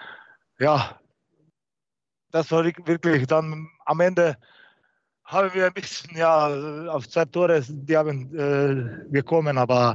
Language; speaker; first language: German; non-native, learner; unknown